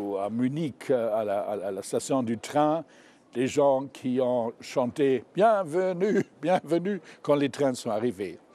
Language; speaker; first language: French; non-native, fluent; German